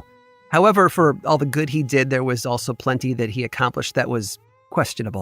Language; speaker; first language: English; native; English